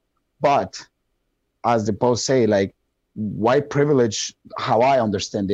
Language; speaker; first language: English; non-native, fluent; Spanish